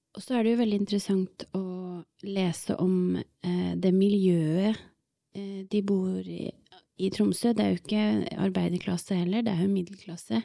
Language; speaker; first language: Norwegian; native; Norwegian